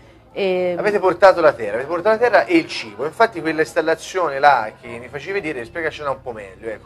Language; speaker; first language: Italian; native; Italian